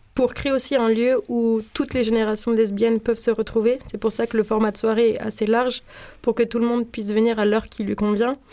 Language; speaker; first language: French; native; French